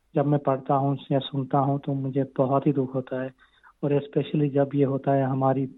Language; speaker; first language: Hindi; non-native, local second language; Gujarati